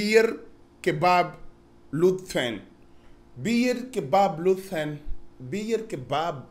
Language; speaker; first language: Turkish; non-native, learner; English